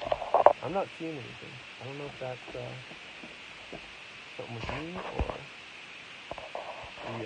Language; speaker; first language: English; native; English